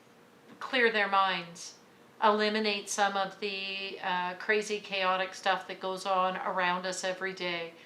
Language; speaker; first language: English; native; English